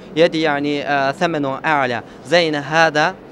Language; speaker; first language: Arabic; non-native, learner; Chinese